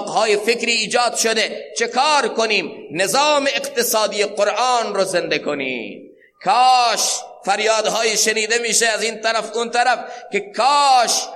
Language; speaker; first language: Persian; non-native, local second language; Central Kurdish